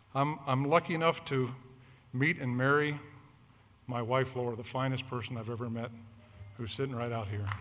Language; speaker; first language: English; native; English